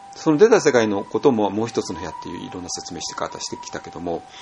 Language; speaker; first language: Japanese; native; Japanese